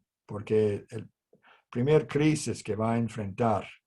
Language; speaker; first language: Spanish; non-native, fluent; English